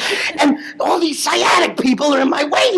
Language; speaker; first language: English; native; English